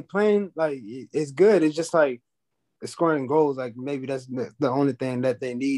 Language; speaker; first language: English; non-native, local second language; Zulu